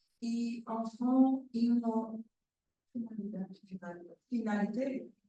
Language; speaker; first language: French; non-native, learner; Portuguese